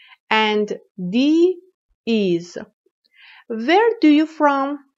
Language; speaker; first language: English; non-native, fluent; Persian